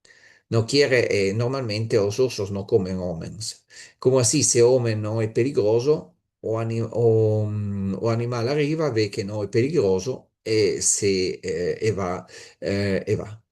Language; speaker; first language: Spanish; non-native, learner; Italian